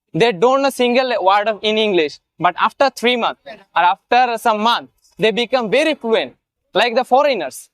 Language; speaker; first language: English; non-native, learner; Bangla